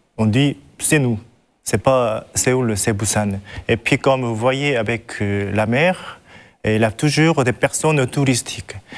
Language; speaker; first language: French; non-native, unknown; Korean